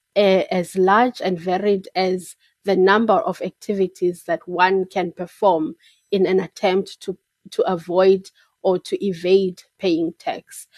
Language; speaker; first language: English; non-native, local second language; Xhosa